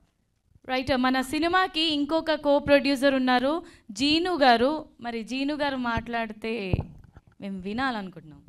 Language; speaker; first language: Telugu; native; Telugu